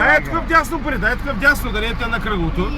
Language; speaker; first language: Bulgarian; native; Bulgarian